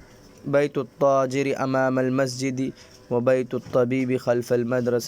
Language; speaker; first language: Arabic; non-native, fluent; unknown